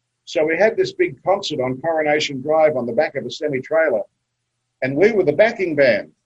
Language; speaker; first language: English; native; English